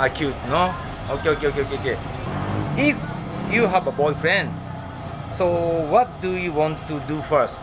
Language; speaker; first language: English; non-native, learner; Japanese